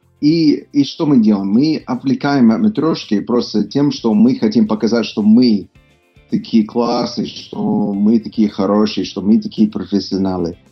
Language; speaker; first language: Russian; non-native, fluent; English